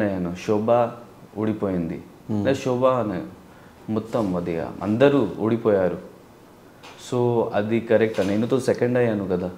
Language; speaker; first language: Telugu; non-native, learner; Hindi